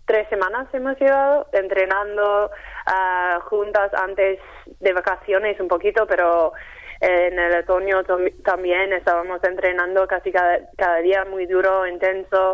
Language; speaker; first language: Spanish; non-native, fluent; English